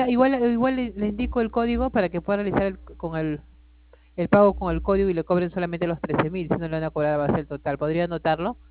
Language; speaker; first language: Spanish; native; Spanish